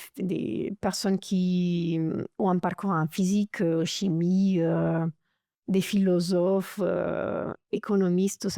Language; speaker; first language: French; non-native, fluent; Romanian